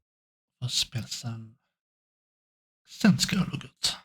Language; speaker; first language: Swedish; non-native, learner; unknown